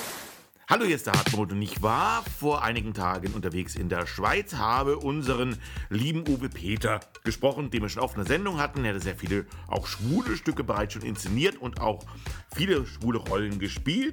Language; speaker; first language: German; native; German